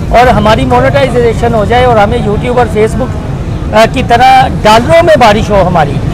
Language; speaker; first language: Urdu; native; Urdu